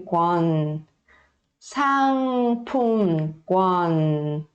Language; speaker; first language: Korean; early bilingual, heritage; Korean